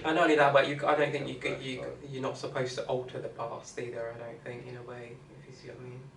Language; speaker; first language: English; native; English